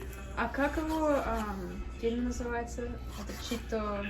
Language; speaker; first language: Russian; early bilingual, heritage; English